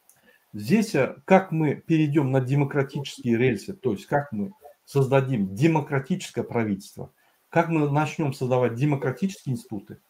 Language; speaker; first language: Russian; native; Russian